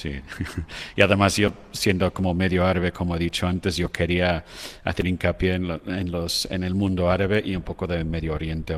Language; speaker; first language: Spanish; non-native, fluent; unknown